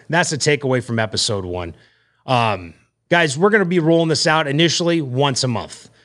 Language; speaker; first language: English; native; English